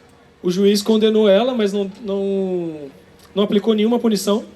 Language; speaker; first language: Portuguese; native; Portuguese